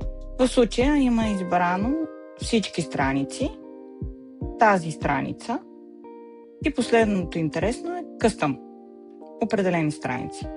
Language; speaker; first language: Bulgarian; native; Bulgarian